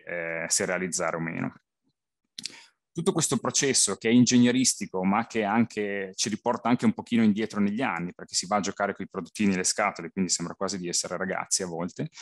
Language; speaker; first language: Italian; native; Italian